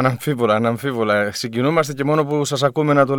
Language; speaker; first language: Greek; native; Greek